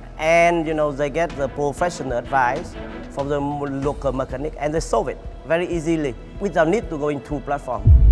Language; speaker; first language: English; non-native, fluent; Vietnamese